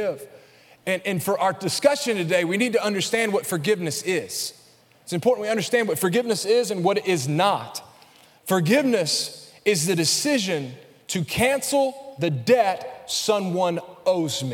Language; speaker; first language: English; native; English